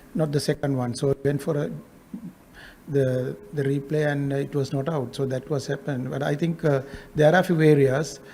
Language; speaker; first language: English; non-native, local second language; Sinhala